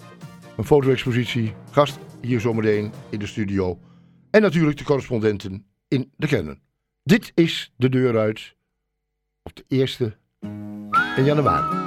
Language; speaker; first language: Dutch; native; Dutch